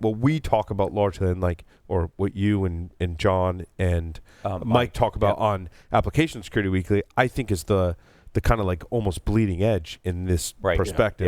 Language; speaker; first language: English; native; English